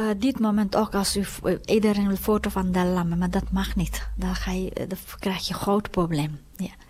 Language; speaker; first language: Dutch; non-native, fluent; Tibetan